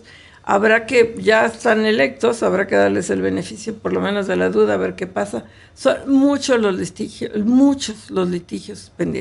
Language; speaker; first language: Spanish; native; Spanish